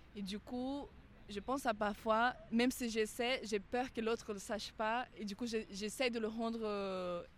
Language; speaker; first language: French; non-native, fluent; Portuguese